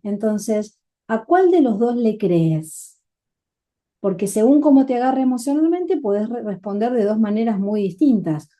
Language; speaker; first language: Spanish; native; Spanish